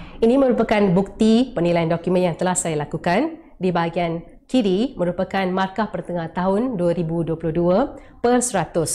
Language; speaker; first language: Malay; non-native, local second language; Tamil